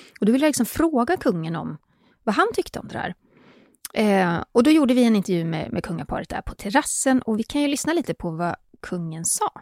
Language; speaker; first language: Swedish; native; Swedish